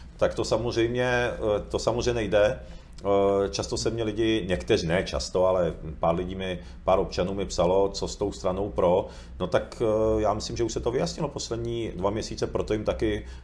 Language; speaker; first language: Czech; early bilingual, other home language; Japanese